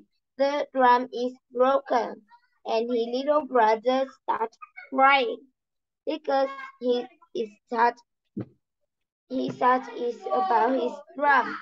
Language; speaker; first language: English; non-native, learner; Vietnamese